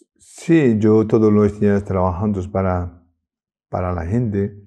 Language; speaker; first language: Spanish; non-native, learner; Tibetan